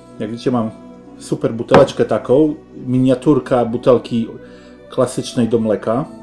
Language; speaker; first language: Polish; early bilingual, heritage; Polish